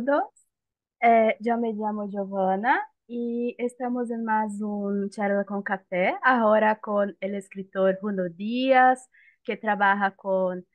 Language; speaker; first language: Spanish; non-native, learner; Portuguese